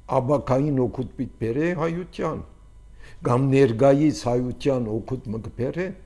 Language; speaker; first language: Armenian; early bilingual, heritage; Armenian